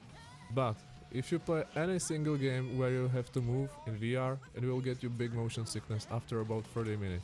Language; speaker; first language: English; non-native, fluent; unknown